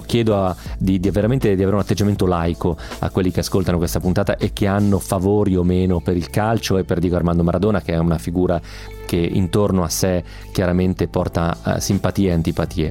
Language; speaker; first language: Italian; native; Italian